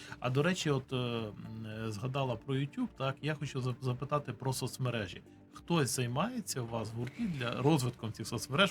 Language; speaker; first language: Ukrainian; native; Ukrainian